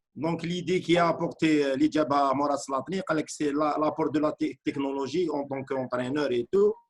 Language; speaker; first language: French; non-native, local second language; Arabic